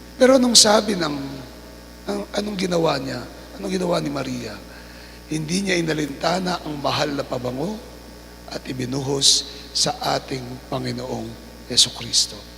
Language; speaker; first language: Filipino; non-native, local second language; Pampanga